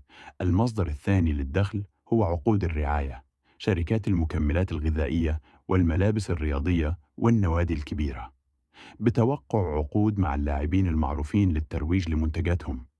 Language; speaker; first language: Arabic; native; Arabic